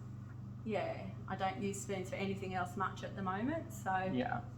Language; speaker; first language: English; native; English